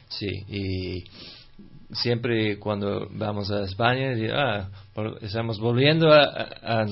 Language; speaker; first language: Spanish; non-native, fluent; English